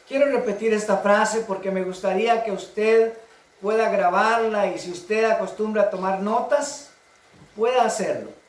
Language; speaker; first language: Spanish; native; Spanish